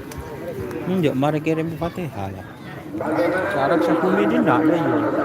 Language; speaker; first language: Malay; non-native, local second language; Madurese